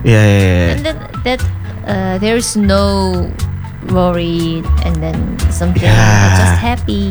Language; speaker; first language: English; non-native, learner; Indonesian